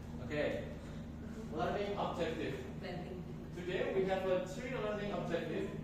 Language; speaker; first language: English; non-native, fluent; Indonesian